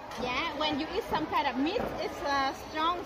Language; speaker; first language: English; non-native, learner; Vietnamese